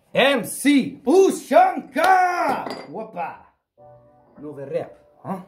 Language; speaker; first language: Russian; non-native, learner; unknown